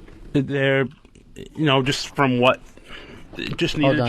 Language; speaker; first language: English; native; English